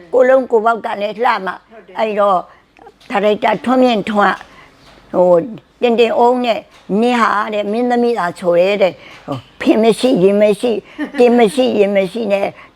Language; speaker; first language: Burmese; native; Burmese